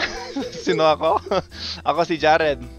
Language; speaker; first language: Filipino; non-native, fluent; English